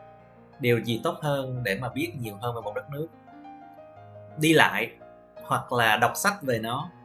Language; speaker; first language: Vietnamese; native; Vietnamese